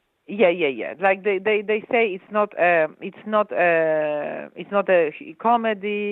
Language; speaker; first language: English; non-native, fluent; Polish